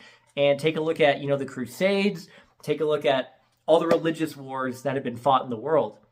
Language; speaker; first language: English; native; English